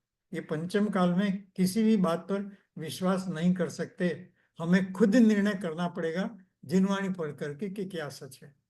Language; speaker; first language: Hindi; native; Hindi